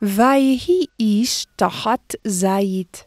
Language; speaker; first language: Hebrew; non-native, fluent; English